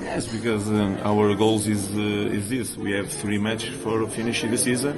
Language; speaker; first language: English; non-native, learner; Portuguese